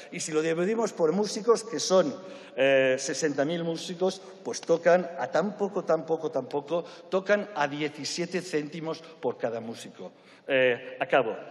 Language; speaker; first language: Spanish; non-native, local second language; Catalan